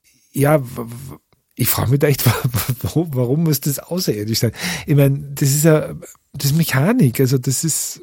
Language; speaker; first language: German; native; German